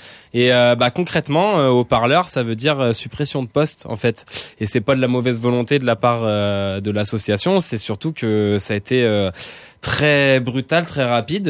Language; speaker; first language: French; native; French